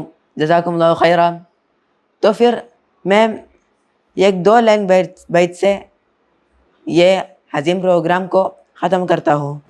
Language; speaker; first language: Hindi; non-native, learner; Malayalam